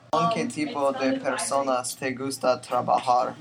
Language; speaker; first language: Spanish; non-native, learner; English